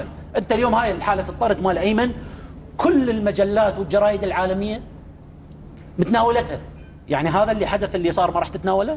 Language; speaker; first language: Arabic; native; Arabic